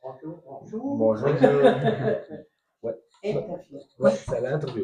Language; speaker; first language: French; non-native, learner; Dutch